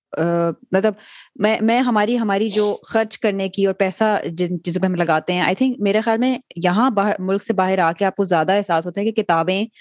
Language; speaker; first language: Urdu; native; Urdu